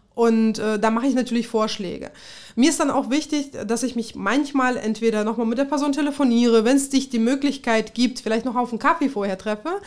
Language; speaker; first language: German; early bilingual, other home language; Russian